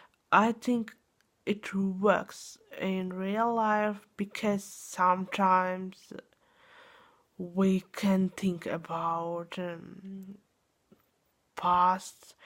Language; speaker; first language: English; non-native, learner; Russian